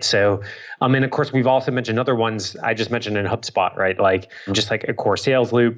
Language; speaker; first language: English; native; English